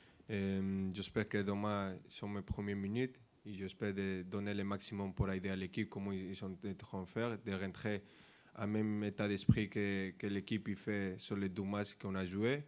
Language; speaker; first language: French; non-native, fluent; Spanish